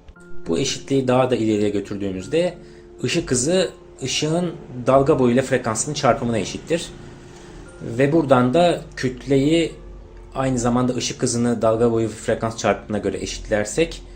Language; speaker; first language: Turkish; native; Turkish